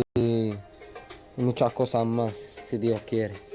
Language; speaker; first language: Spanish; early bilingual, other home language; Arabic